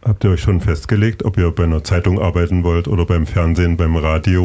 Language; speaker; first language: German; native; German